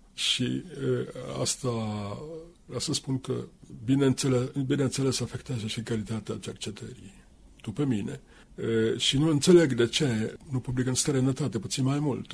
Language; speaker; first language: Romanian; non-native, fluent; Finnish